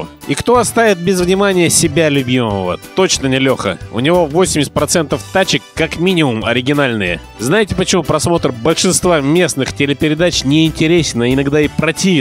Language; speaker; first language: Russian; native; Russian